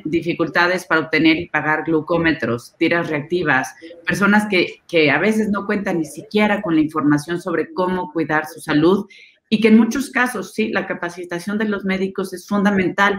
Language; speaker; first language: Spanish; native; Spanish